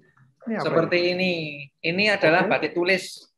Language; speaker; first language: Indonesian; native; Indonesian